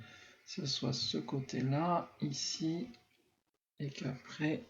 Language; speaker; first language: French; native; French